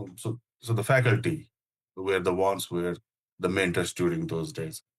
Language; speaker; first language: English; non-native, local second language; Nepali